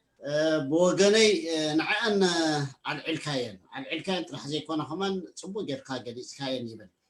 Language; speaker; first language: Tigrinya; native; Tigrinya